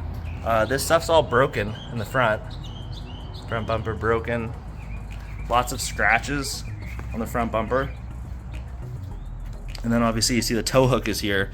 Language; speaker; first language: English; native; English